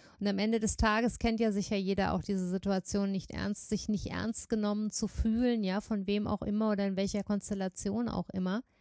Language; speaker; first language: German; native; German